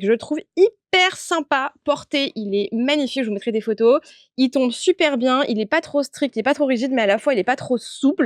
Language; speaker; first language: French; native; French